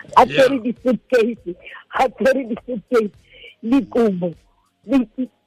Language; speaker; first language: English; non-native, local second language; Xhosa